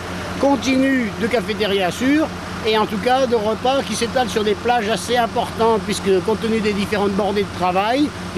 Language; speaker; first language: French; native; French